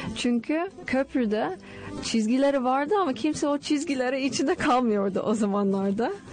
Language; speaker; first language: Turkish; non-native, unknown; English